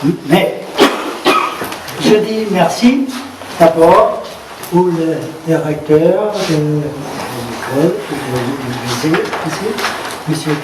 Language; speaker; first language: French; non-native, learner; German